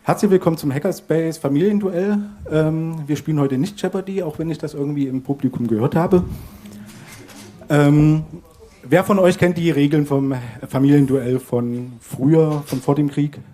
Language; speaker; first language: German; native; German